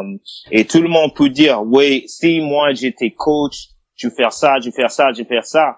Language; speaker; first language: French; non-native, fluent; English